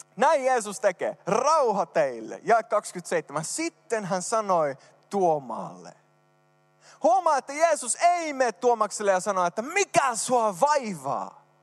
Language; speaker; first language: Finnish; early bilingual, heritage; Finnish